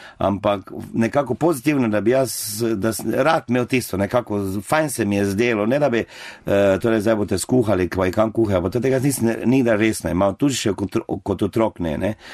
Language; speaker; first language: Slovenian; native; Slovenian